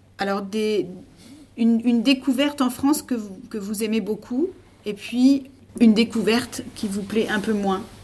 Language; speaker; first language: French; native; French